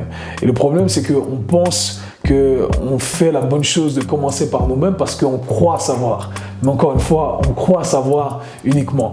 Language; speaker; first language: French; native; French